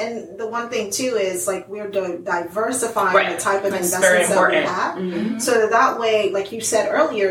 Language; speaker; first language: English; non-native, local second language; Yoruba